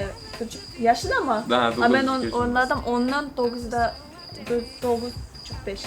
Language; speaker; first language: Turkish; non-native, learner; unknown